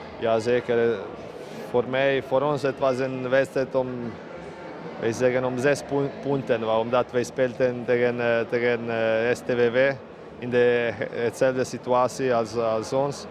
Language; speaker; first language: Dutch; non-native, learner; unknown